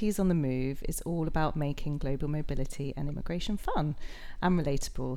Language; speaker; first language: English; native; English